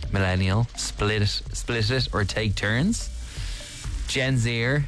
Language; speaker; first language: English; native; English